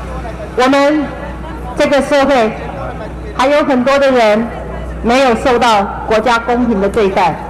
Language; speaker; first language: Chinese; native; Chinese